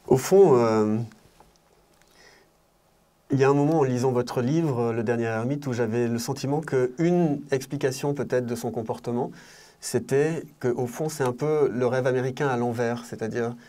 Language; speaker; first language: French; native; French